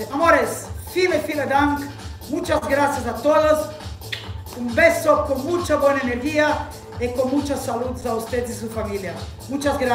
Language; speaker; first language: Spanish; non-native, learner; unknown